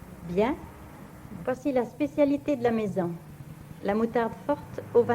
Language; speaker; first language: French; native; French